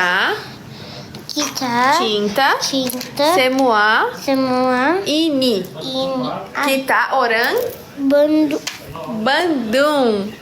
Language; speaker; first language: Indonesian; non-native, learner; Portuguese